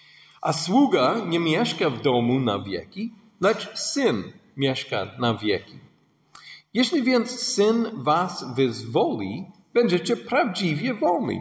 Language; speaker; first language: Polish; non-native, fluent; English